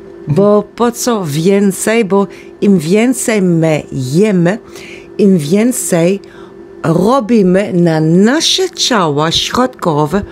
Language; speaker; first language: Polish; non-native, learner; Dutch